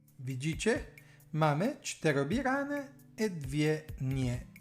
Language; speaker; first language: Polish; non-native, learner; Italian